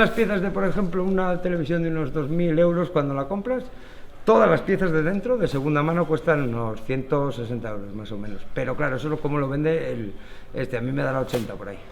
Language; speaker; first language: Spanish; native; Spanish